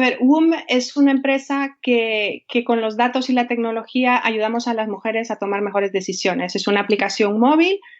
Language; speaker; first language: Spanish; native; Spanish